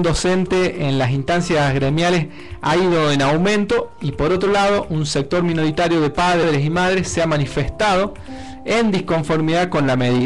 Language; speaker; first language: Spanish; native; Spanish